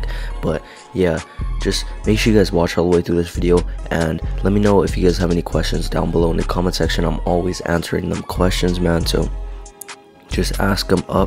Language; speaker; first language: English; native; English